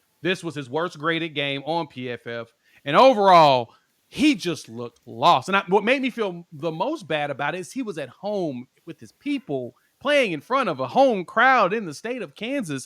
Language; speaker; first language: English; native; English